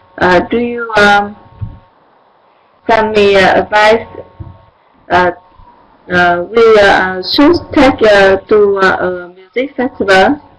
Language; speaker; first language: English; non-native, learner; Vietnamese